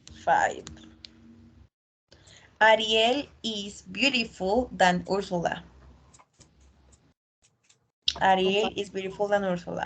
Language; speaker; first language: English; non-native, learner; Spanish